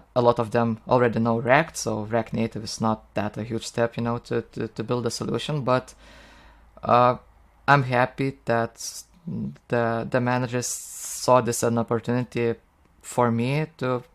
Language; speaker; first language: English; non-native, fluent; Lithuanian